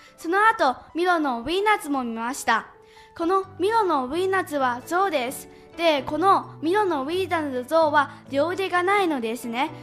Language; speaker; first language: Japanese; early bilingual, other home language; Chinese